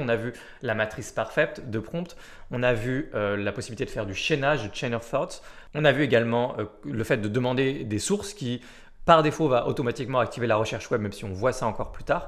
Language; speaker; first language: French; native; French